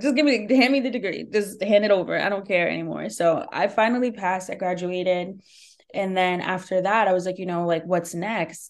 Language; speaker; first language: English; native; English